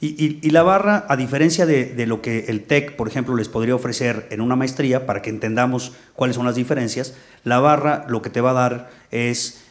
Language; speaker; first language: Spanish; native; Spanish